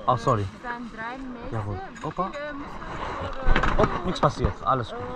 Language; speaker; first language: German; non-native, learner; Turkish